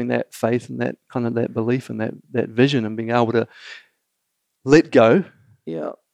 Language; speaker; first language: English; native; English